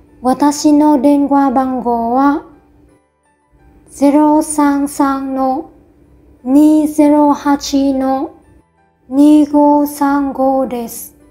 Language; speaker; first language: Japanese; non-native, fluent; Vietnamese